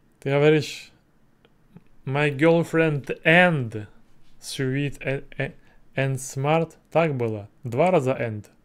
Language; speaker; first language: English; non-native, learner; Russian